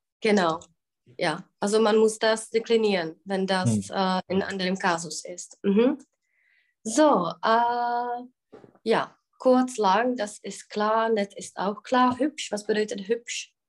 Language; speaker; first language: German; non-native, fluent; Czech